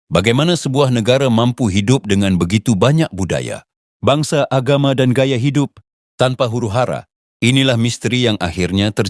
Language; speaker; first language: Malay; native; Malay